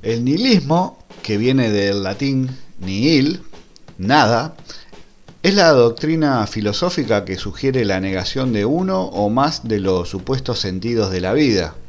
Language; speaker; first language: Spanish; native; Spanish